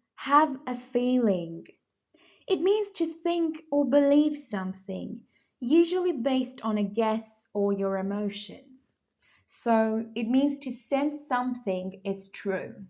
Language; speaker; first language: English; non-native, fluent; Persian